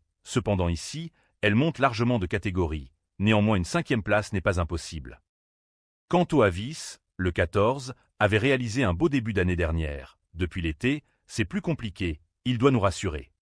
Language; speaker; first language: French; native; French